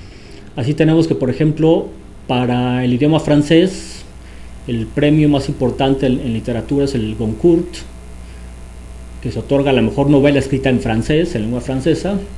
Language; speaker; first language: Spanish; native; Spanish